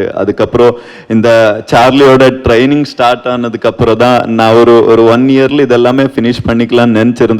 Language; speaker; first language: Tamil; non-native, learner; Kannada